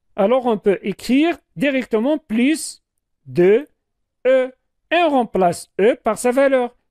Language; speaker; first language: French; non-native, local second language; Arabic